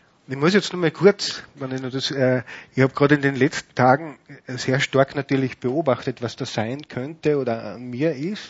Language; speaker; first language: German; native; German